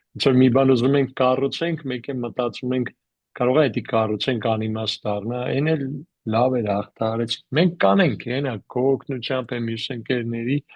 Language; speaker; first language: Armenian; native; Armenian